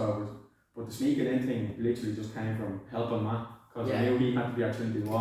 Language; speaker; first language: English; native; English